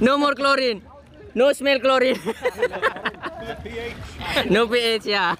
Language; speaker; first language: English; non-native, learner; Indonesian